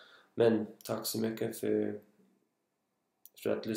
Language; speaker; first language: Swedish; non-native, learner; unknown